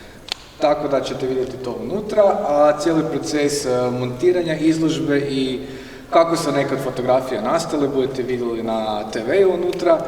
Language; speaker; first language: Croatian; native; Croatian